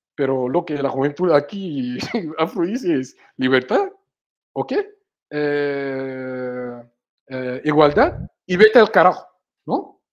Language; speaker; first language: Spanish; non-native, fluent; Wolof